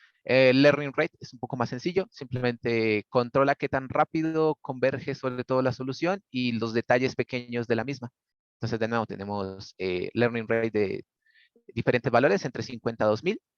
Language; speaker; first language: Spanish; native; Spanish